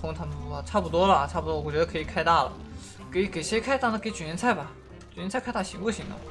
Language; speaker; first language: Chinese; native; Chinese